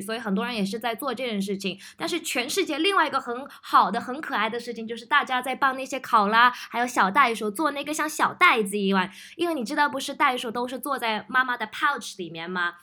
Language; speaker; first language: Chinese; early bilingual, other home language; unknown